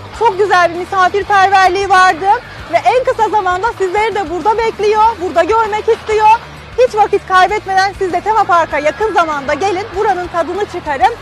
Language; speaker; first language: Turkish; native; Turkish